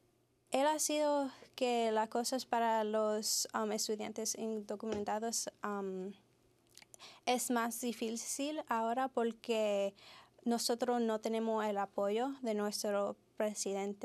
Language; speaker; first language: Spanish; early bilingual, heritage; Spanish